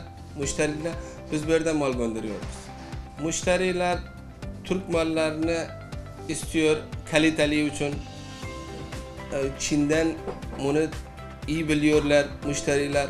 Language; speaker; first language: Turkish; non-native, learner; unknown